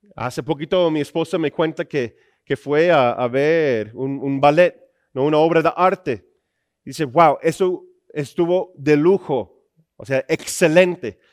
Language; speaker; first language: Spanish; non-native, fluent; English